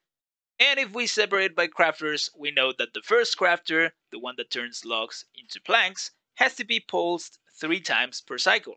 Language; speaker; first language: English; non-native, fluent; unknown